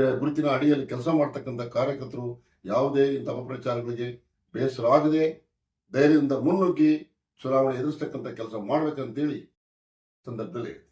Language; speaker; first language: Kannada; native; Kannada